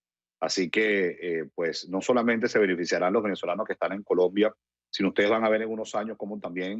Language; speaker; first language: Spanish; native; Spanish